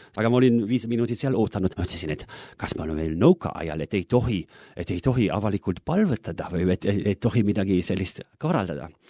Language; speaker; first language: Estonian; non-native, fluent; German